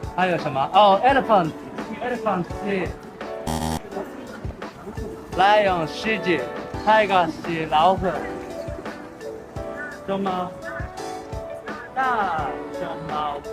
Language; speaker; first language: Chinese; non-native, learner; Japanese